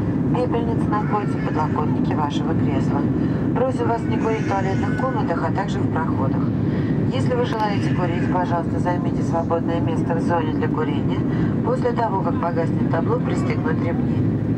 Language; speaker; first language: Russian; native; Russian